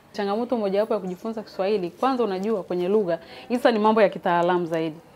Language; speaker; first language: Swahili; native; Swahili